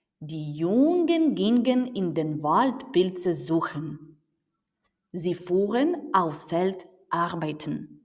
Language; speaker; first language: German; non-native, fluent; Ukrainian